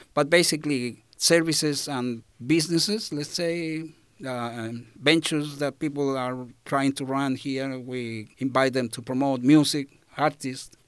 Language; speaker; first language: English; non-native, fluent; Spanish